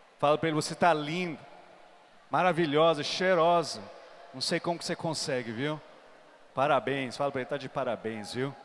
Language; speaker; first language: Portuguese; non-native, fluent; English